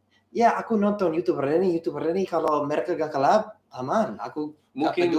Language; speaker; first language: Indonesian; non-native, learner; English